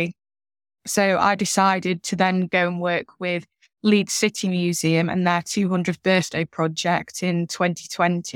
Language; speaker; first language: English; native; English